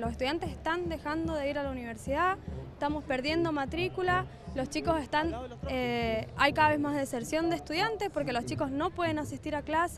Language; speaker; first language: Spanish; native; Spanish